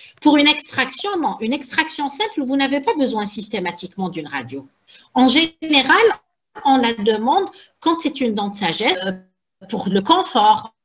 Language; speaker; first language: French; non-native, local second language; Arabic